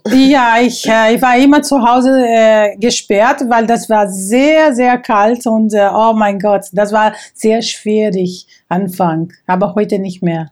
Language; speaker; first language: German; non-native, fluent; Portuguese